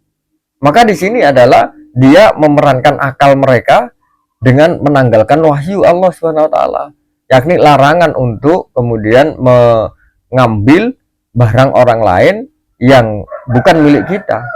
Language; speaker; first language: Indonesian; native; Indonesian